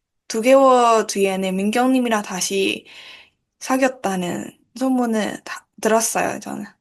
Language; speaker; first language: Korean; non-native, learner; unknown